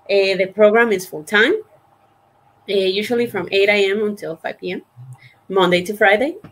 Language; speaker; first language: English; non-native, fluent; Spanish